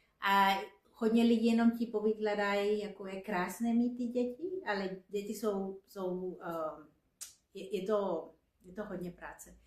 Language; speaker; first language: Czech; non-native, fluent; Spanish